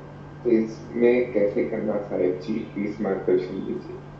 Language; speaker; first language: Hindi; non-native, local second language; Gujarati